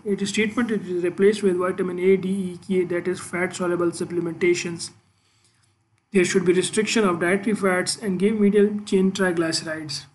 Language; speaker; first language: English; non-native, local second language; Urdu